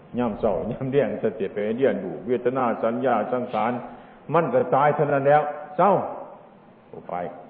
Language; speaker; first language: Thai; non-native, local second language; Northeastern Thai